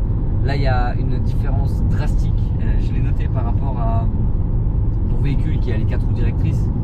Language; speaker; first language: French; native; French